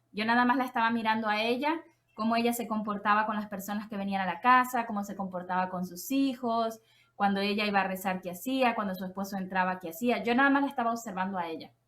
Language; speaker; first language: Spanish; native; Spanish